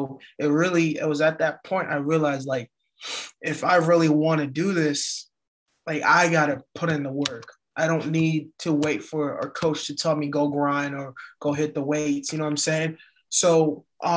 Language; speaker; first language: English; early bilingual, other home language; Haitian Creole